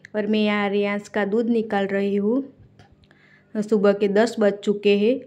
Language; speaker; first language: Hindi; non-native, local second language; Gujarati